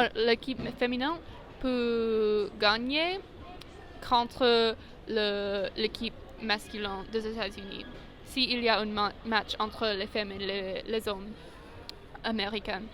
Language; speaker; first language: French; non-native, learner; English